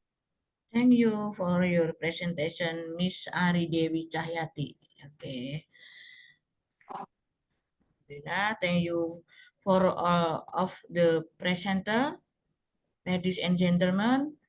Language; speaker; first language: English; non-native, learner; Indonesian